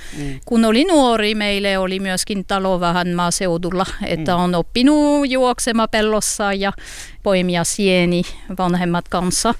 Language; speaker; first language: Finnish; non-native, learner; French